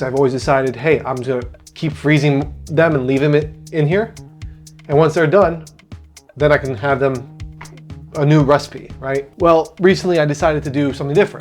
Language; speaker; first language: English; native; English